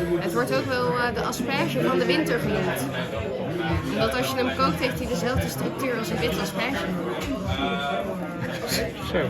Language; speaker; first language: Dutch; early bilingual, other home language; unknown